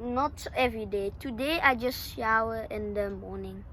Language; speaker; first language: English; non-native, learner; Thai